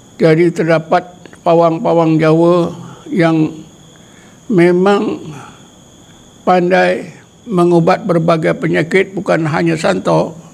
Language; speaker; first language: Malay; non-native, local second language; Javanese